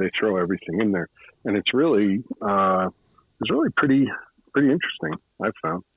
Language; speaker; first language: English; native; English